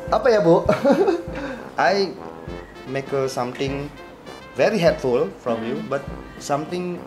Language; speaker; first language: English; non-native, learner; Indonesian